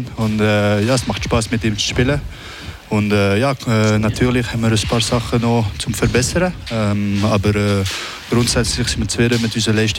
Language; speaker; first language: German; non-native, local second language; French